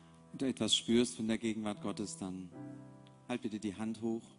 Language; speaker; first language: German; native; German